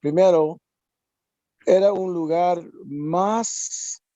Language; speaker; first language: Spanish; non-native, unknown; English